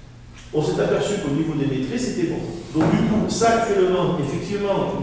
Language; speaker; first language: French; native; French